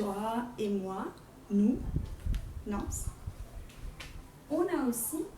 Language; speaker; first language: French; non-native, fluent; Portuguese